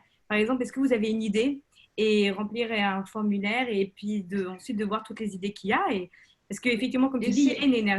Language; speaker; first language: French; native; French